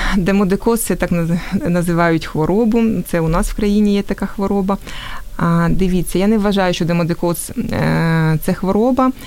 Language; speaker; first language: Ukrainian; native; Ukrainian